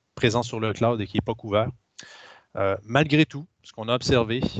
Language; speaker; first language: French; native; French